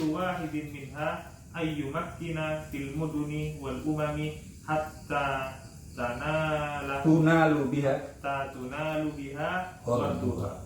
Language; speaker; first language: Arabic; non-native, learner; Indonesian